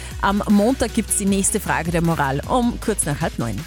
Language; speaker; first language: German; native; German